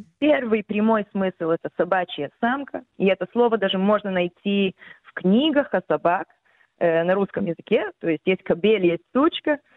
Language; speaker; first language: Russian; early bilingual, heritage; Russian